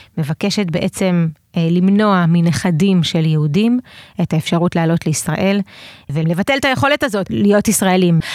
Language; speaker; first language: Hebrew; early bilingual, other home language; Russian